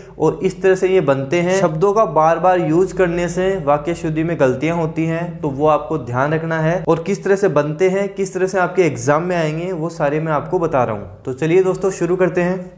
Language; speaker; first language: Hindi; native; Hindi